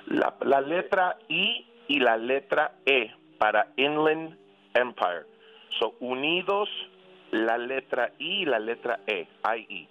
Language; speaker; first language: Spanish; early bilingual, other home language; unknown